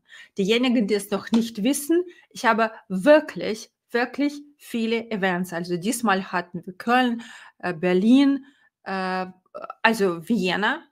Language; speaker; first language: German; non-native, fluent; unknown